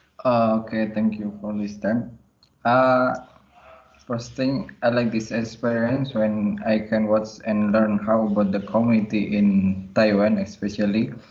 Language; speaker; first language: English; non-native, learner; Indonesian